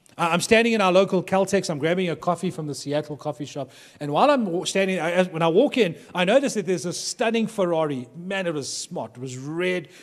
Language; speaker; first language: English; native; English